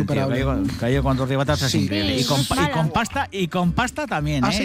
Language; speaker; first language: Spanish; native; Spanish